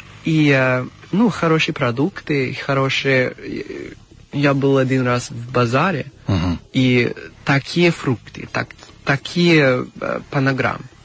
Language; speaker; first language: Russian; non-native, learner; English